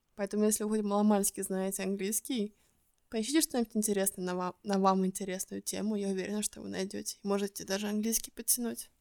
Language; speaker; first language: Russian; native; Russian